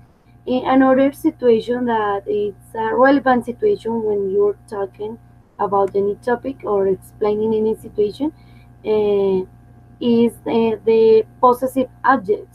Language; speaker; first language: English; non-native, fluent; Spanish